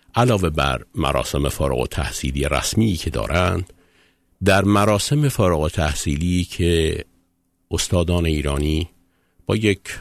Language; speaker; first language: Persian; native; Persian